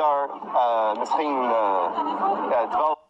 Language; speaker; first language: Dutch; non-native, learner; Portuguese